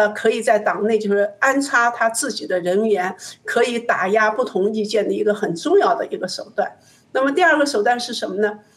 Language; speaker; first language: Chinese; native; Chinese